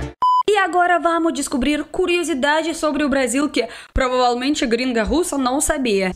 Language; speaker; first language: Portuguese; non-native, learner; Russian